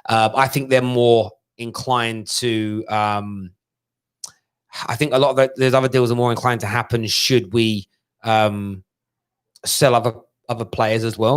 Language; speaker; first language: English; native; English